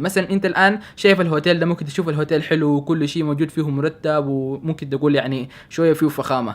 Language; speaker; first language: Arabic; native; Arabic